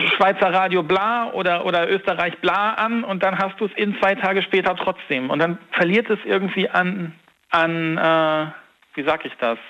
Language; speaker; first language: German; native; German